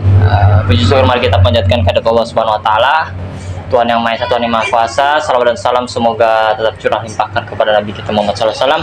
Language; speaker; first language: Indonesian; native; Indonesian